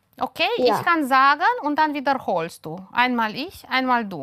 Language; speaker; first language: German; non-native, fluent; Romanian